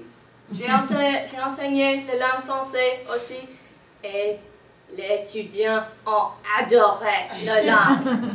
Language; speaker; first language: French; non-native, learner; English